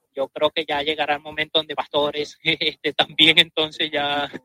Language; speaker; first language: Spanish; native; Spanish